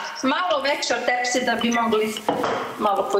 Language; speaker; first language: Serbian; early bilingual, heritage; Serbian